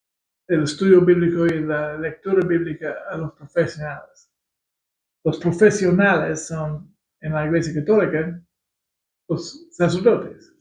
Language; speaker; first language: Spanish; non-native, fluent; English